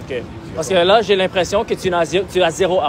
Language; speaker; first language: French; native; French